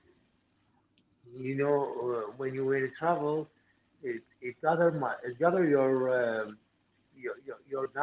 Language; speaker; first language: English; non-native, learner; Arabic